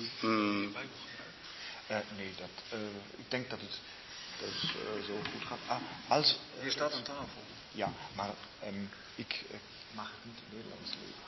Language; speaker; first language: Dutch; non-native, learner; Spanish